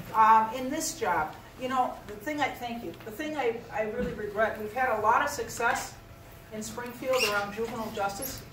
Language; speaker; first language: English; native; English